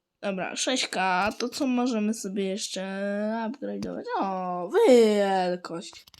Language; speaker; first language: Polish; native; Polish